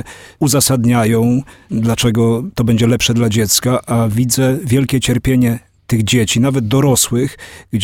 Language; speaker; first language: Polish; native; Polish